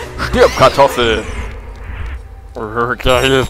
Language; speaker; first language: German; native; German